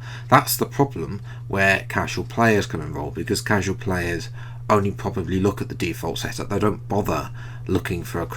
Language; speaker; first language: English; native; English